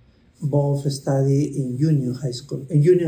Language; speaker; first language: English; non-native, learner; Spanish